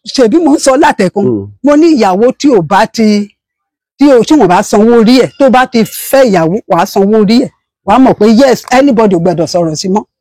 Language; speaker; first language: Yoruba; non-native, local second language; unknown